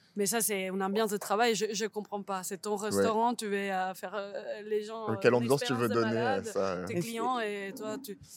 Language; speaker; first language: French; non-native, fluent; Spanish